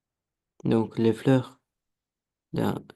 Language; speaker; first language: French; non-native, learner; Romanian